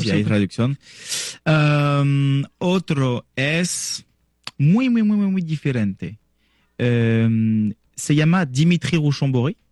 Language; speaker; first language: Spanish; non-native, learner; French